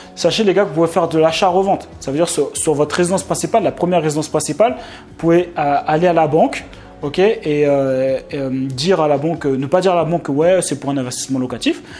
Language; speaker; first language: French; native; French